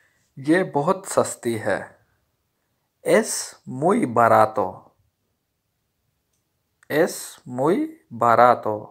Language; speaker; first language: Spanish; non-native, learner; Urdu